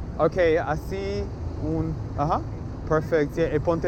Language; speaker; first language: Spanish; non-native, learner; English